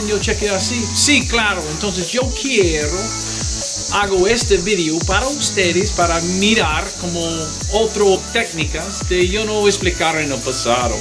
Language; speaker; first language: Spanish; non-native, learner; English